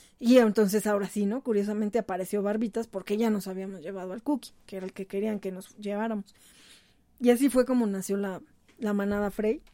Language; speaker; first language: Spanish; native; Spanish